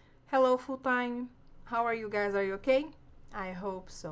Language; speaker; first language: English; non-native, fluent; Portuguese